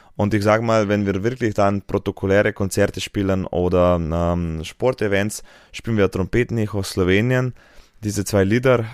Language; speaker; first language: German; non-native, fluent; Slovenian